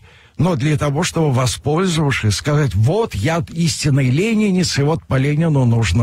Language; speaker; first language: Russian; native; Russian